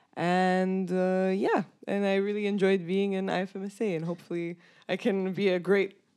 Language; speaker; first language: English; non-native, fluent; Romanian